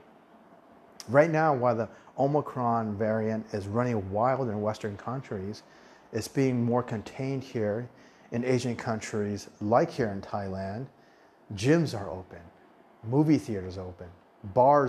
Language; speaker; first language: English; early bilingual, other home language; Min Nan Chinese